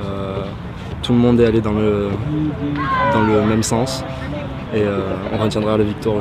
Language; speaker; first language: French; native; French